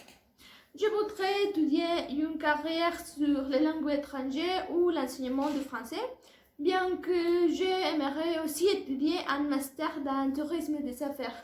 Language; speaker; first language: French; non-native, learner; Spanish